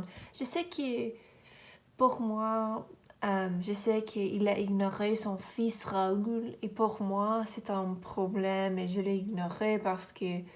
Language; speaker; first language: French; non-native, learner; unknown